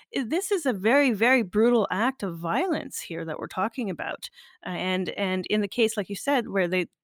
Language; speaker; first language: English; native; English